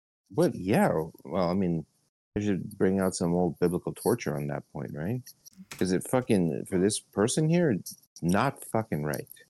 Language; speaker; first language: English; early bilingual, other home language; Spanish